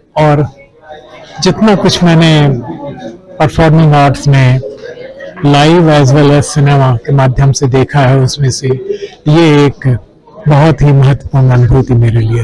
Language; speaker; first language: Hindi; native; Hindi